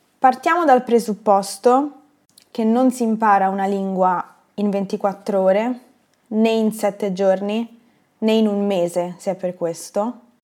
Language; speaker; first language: Italian; native; Italian